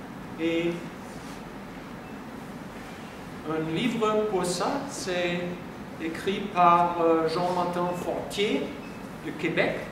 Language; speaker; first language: French; non-native, fluent; German